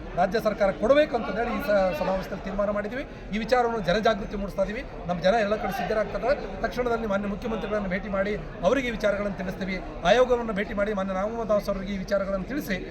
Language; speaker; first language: Kannada; non-native, local second language; Lambadi